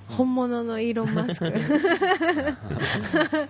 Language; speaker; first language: Japanese; native; Japanese